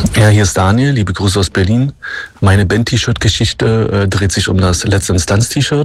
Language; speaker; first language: German; native; German